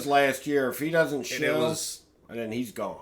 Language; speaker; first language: English; native; English